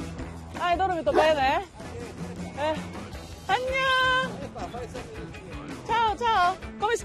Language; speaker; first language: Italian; non-native, learner; Korean